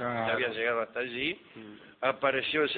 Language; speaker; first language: Spanish; native; Spanish